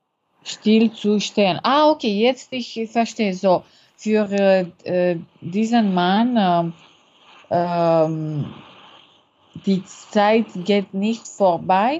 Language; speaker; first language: German; non-native, learner; French